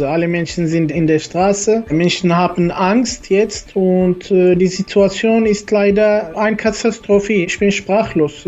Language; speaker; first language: German; non-native, learner; Arabic